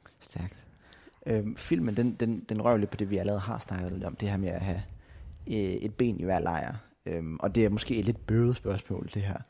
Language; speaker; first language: Danish; native; Danish